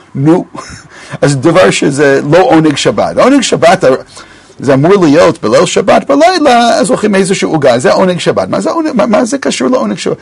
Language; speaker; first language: Hebrew; non-native, fluent; English